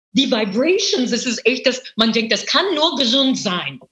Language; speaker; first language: German; non-native, fluent; English